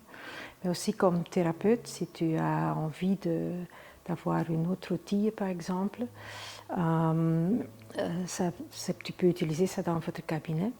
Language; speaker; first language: French; non-native, fluent; Dutch